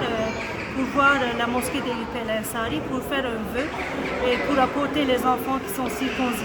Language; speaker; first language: French; non-native, fluent; Turkish